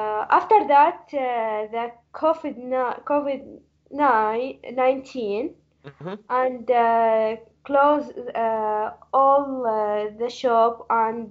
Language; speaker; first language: English; non-native, learner; Arabic